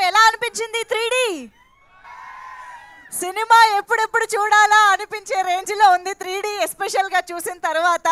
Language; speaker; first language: Telugu; native; Telugu